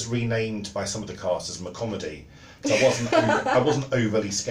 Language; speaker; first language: English; native; English